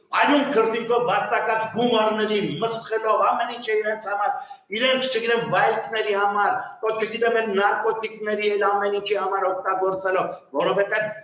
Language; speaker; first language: Armenian; native; Armenian